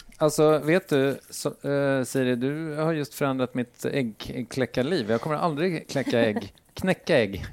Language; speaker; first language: Swedish; native; Swedish